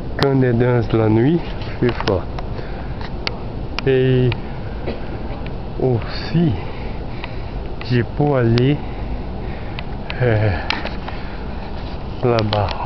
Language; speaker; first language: French; non-native, learner; Portuguese